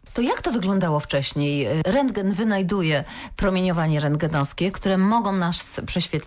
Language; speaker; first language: Polish; native; Polish